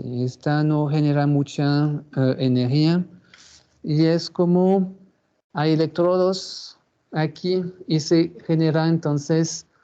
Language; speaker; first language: Spanish; non-native, fluent; French